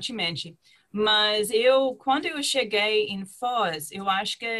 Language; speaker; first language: Portuguese; non-native, fluent; English